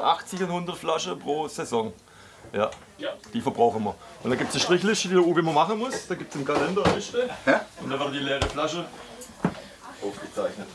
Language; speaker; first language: German; native; German